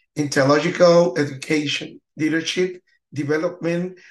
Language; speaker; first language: English; non-native, learner; Spanish